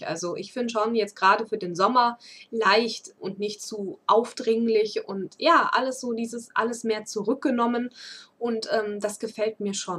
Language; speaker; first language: German; native; German